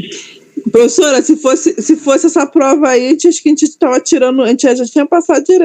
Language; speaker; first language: Portuguese; native; Portuguese